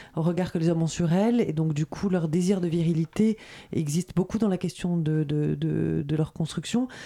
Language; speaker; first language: French; native; French